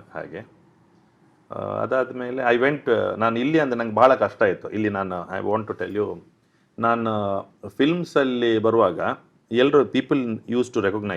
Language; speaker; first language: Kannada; non-native, local second language; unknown